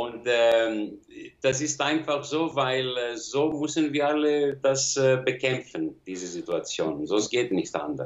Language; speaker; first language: German; non-native, learner; Greek